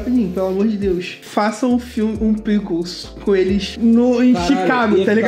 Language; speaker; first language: Portuguese; native; Portuguese